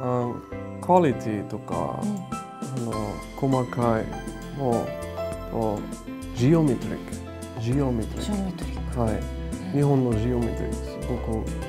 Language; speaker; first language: Japanese; non-native, learner; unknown